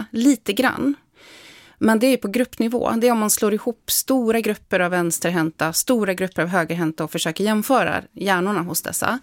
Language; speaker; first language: Swedish; native; Swedish